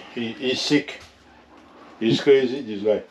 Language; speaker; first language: English; non-native, learner; French